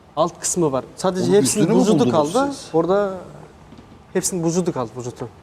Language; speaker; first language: Turkish; non-native, fluent; Mongolian